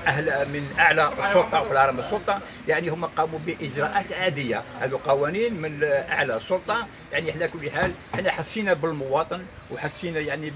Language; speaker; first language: Arabic; native; Arabic